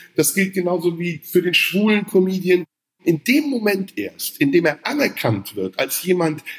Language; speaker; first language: German; early bilingual, other home language; Turkish